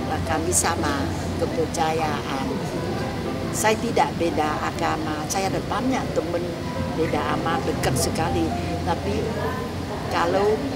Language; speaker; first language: Indonesian; non-native, fluent; Vietnamese